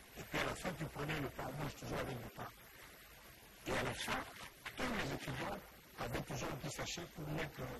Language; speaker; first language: French; non-native, local second language; Lingala